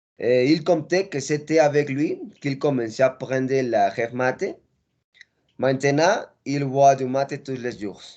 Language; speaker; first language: French; non-native, learner; Spanish